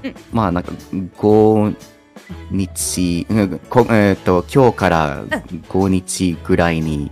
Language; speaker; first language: Japanese; non-native, learner; English